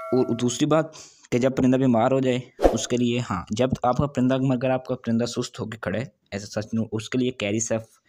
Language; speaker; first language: Urdu; non-native, local second language; Punjabi